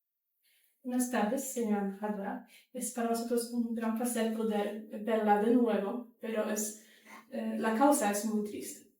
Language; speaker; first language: Spanish; non-native, fluent; Polish